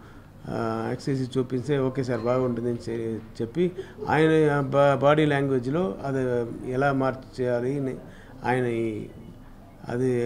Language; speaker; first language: Telugu; non-native, learner; Tamil